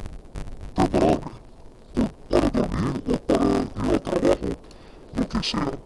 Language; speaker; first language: Spanish; non-native, fluent; English